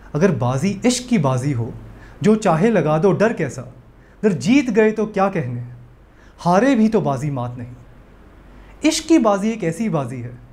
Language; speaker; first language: Hindi; native; Hindi